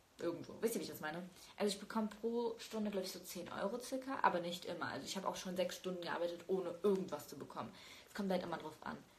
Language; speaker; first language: German; early bilingual, other home language; Turkish